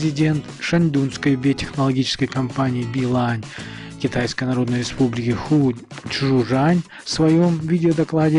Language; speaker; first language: Russian; native; Russian